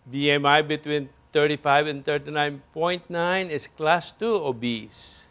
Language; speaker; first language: English; non-native, local second language; Filipino